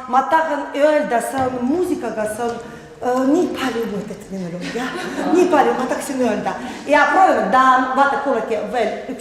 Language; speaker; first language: Estonian; non-native, learner; Russian